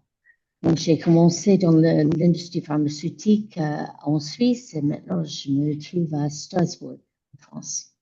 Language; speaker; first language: French; non-native, fluent; English